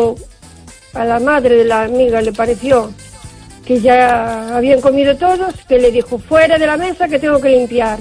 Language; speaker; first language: Spanish; native; Spanish